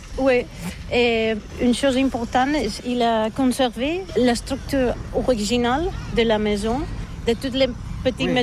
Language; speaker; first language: French; non-native, learner; Catalan